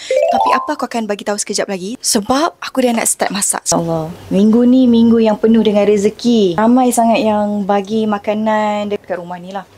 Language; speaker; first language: Malay; native; Malay